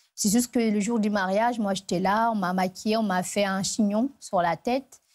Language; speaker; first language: French; non-native, local second language; Fula